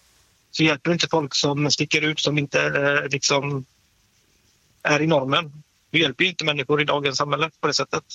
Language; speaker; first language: Swedish; native; Swedish